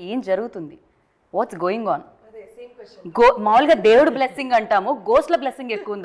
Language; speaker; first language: Telugu; native; Telugu